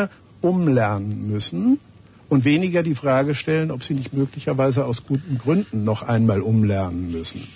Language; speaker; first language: German; native; German